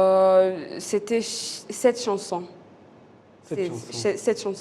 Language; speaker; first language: French; non-native, local second language; Kinyarwanda